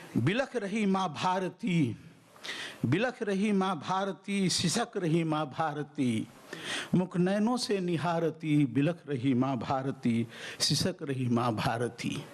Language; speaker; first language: Hindi; native; Hindi